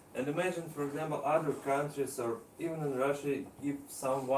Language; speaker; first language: English; non-native, learner; Russian